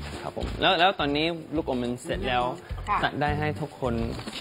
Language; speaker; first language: Thai; non-native, fluent; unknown